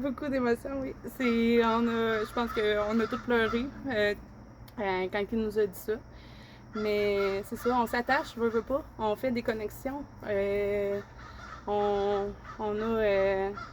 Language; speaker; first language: French; native; French